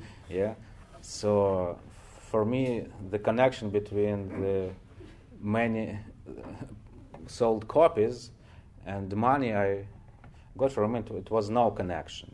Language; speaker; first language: English; non-native, fluent; Russian